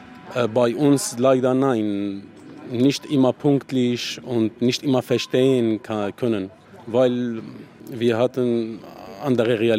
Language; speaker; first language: German; non-native, learner; Arabic